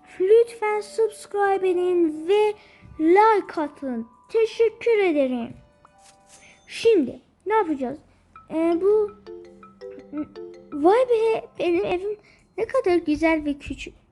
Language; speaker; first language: Turkish; early bilingual, heritage; Turkish